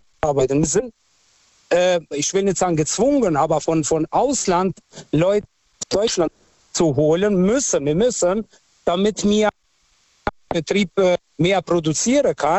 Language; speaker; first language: German; non-native, fluent; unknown